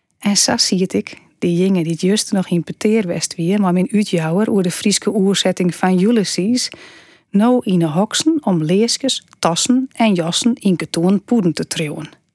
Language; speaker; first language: Dutch; native; Dutch